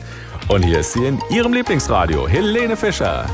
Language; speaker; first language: German; native; German